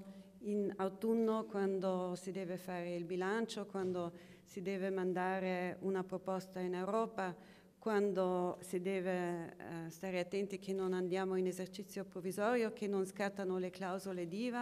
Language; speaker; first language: Italian; non-native, local second language; German